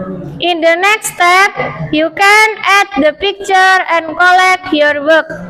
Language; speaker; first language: English; non-native, learner; Indonesian